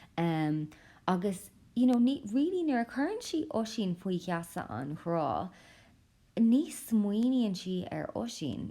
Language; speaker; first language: Irish; non-native, local second language; English